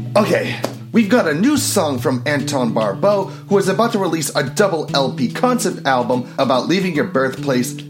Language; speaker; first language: English; native; English